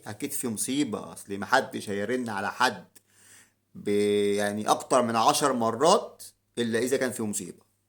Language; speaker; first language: Arabic; native; Arabic